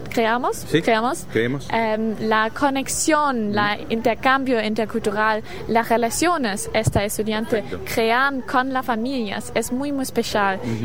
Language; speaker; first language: Spanish; non-native, learner; German